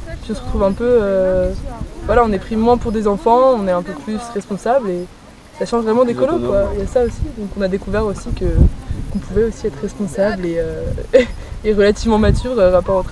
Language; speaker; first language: French; native; French